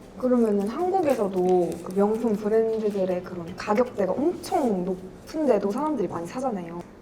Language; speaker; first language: Korean; native; Korean